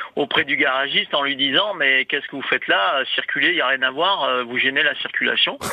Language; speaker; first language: French; native; French